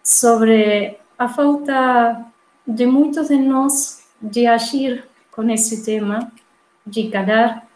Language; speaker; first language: Portuguese; non-native, fluent; Spanish